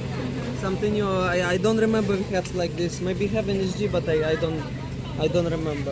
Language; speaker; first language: English; non-native, learner; Russian